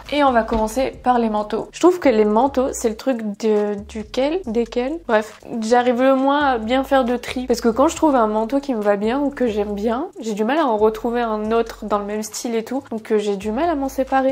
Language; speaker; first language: French; native; French